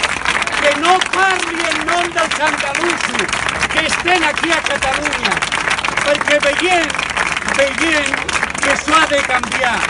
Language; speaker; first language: Catalan; non-native, local second language; Spanish